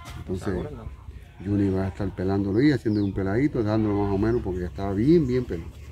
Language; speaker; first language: Spanish; native; Spanish